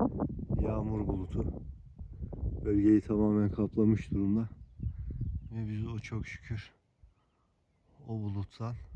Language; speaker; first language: Turkish; native; Turkish